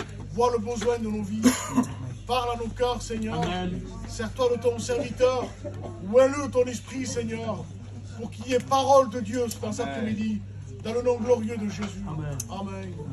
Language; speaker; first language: French; native; French